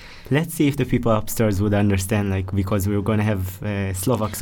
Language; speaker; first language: English; non-native, fluent; Hebrew